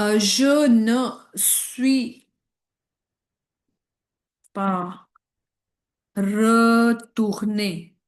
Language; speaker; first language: French; non-native, fluent; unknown